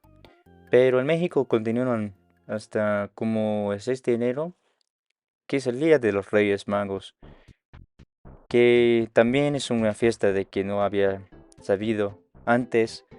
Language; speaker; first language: Spanish; non-native, learner; English